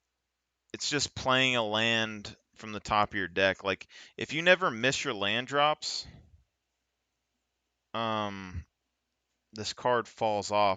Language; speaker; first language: English; native; English